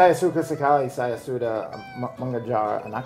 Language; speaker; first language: Indonesian; non-native, learner; English